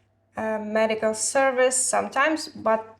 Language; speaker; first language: English; non-native, learner; Ukrainian